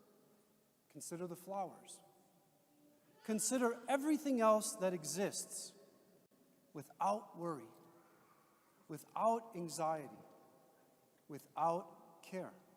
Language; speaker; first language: English; native; English